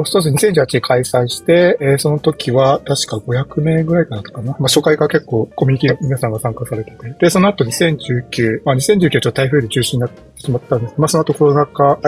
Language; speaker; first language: Japanese; native; Japanese